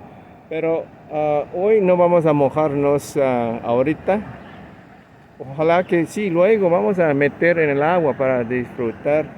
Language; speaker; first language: Spanish; non-native, fluent; English